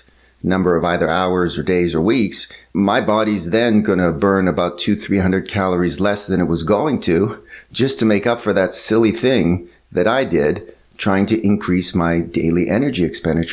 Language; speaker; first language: English; native; English